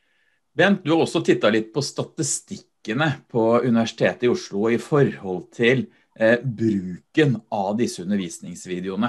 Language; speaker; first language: Norwegian; native; Norwegian